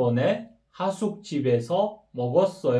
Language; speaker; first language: Korean; non-native, fluent; Kyrgyz